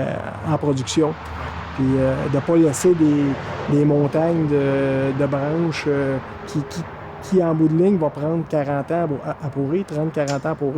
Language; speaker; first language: French; native; French